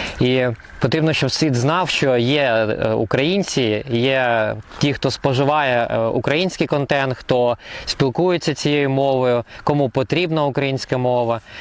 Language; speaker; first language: Ukrainian; non-native, local second language; Russian